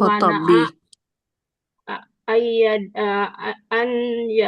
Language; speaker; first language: Arabic; non-native, learner; Indonesian